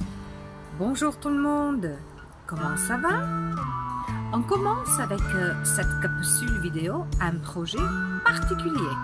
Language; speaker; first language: French; non-native, fluent; Italian